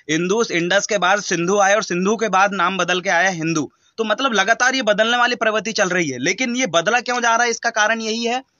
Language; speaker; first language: Hindi; native; Hindi